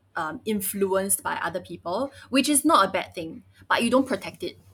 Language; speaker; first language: English; early bilingual, other home language; Chinese